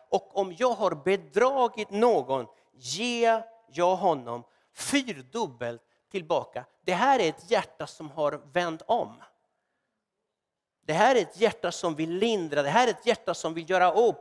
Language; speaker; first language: Swedish; non-native, fluent; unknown